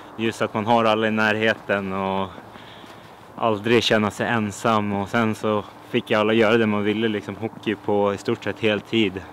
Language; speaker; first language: Swedish; native; Swedish